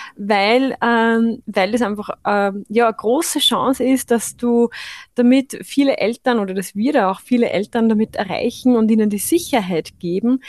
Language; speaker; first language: German; native; German